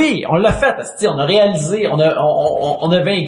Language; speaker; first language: French; native; French